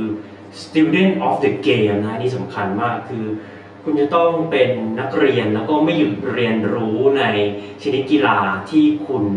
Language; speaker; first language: Thai; native; Thai